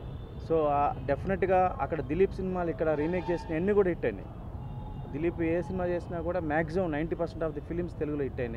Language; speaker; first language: Telugu; native; Telugu